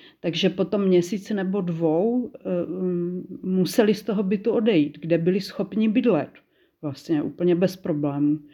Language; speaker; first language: Czech; native; Czech